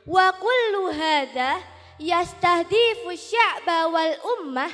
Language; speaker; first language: Arabic; non-native, learner; Indonesian